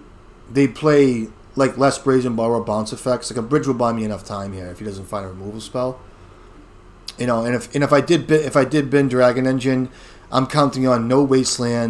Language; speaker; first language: English; native; English